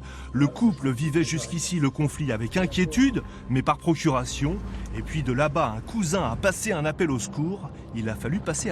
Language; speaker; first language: French; native; French